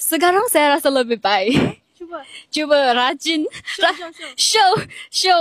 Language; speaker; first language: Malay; non-native, learner; Chinese